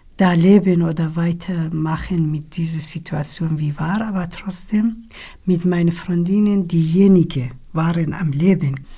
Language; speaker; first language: German; non-native, learner; Kurdish